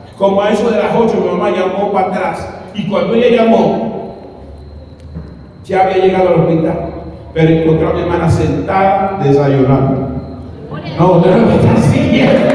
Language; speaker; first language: Spanish; native; Spanish